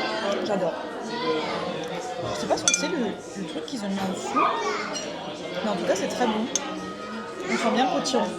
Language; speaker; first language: French; native; French